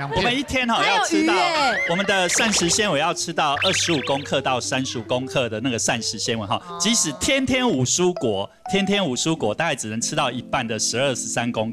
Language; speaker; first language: Chinese; native; Chinese